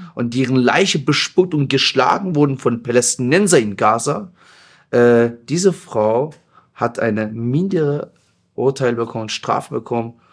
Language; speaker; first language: German; non-native, fluent; Persian